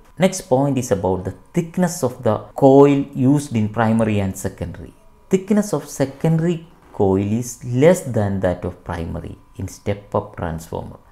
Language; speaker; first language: English; non-native, local second language; Malayalam